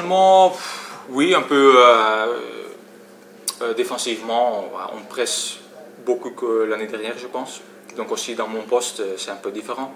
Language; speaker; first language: French; non-native, fluent; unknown